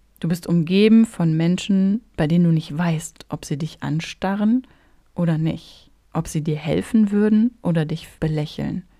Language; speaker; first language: German; native; German